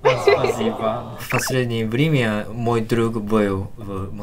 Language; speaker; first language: Russian; non-native, learner; Japanese